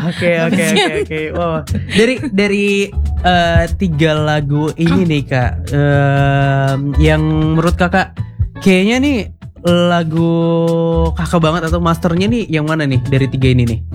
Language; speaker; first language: Indonesian; native; Indonesian